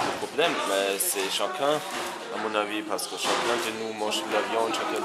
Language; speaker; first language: French; non-native, fluent; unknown